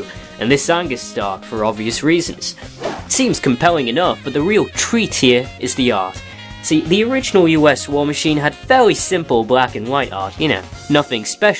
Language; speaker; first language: English; native; English